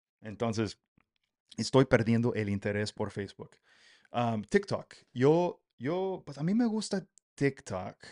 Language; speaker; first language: Spanish; non-native, fluent; English